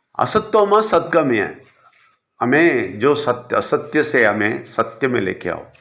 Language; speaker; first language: Hindi; non-native, local second language; Malayalam